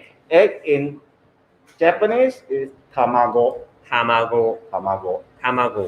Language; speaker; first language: English; non-native, fluent; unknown